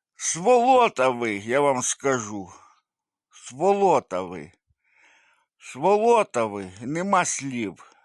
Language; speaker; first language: Ukrainian; native; Ukrainian